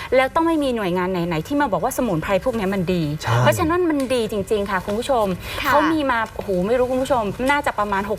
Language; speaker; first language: Thai; native; Thai